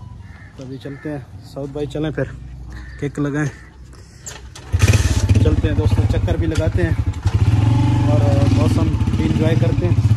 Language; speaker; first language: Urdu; non-native, local second language; Saraiki